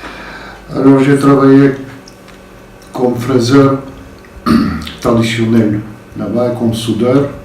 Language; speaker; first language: French; non-native, fluent; Bulgarian